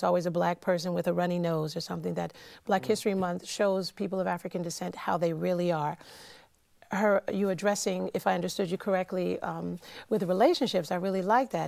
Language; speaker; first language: English; native; English